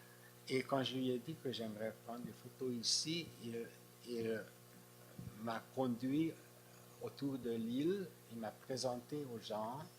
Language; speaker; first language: French; non-native, fluent; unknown